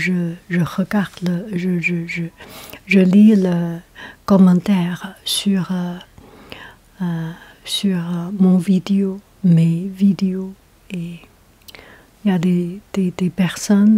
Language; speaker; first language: French; non-native, learner; Chinese